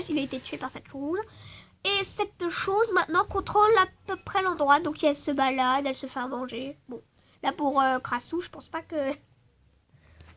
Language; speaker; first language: French; native; French